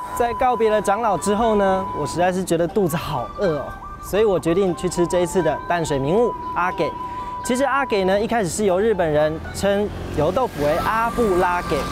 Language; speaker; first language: Chinese; native; Chinese